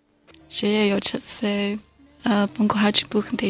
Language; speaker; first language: French; non-native, learner; Chinese